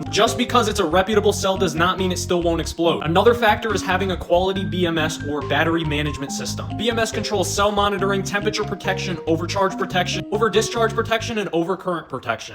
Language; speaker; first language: English; native; English